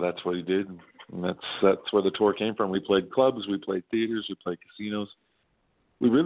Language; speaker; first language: English; native; English